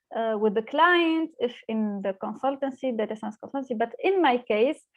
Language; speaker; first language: English; non-native, fluent; Arabic